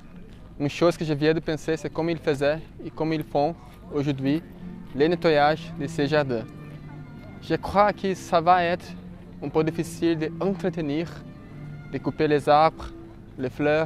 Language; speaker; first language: French; non-native, fluent; Portuguese